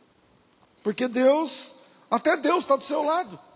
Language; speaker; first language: Portuguese; native; Portuguese